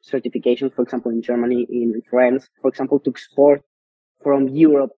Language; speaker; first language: English; non-native, fluent; Spanish